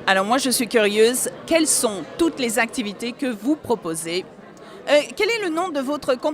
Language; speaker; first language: French; non-native, fluent; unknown